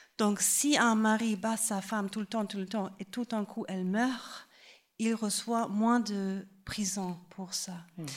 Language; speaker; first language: French; non-native, fluent; German